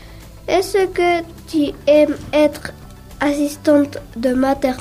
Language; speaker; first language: French; non-native, learner; Spanish